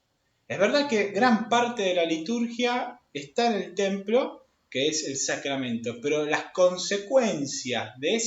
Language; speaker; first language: Spanish; native; Spanish